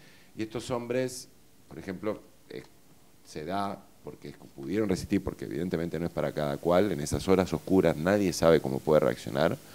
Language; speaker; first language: Spanish; native; Spanish